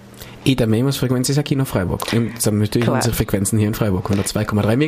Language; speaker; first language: Portuguese; non-native, learner; Spanish